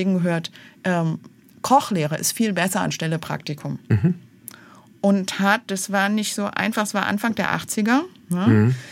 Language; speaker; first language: German; native; German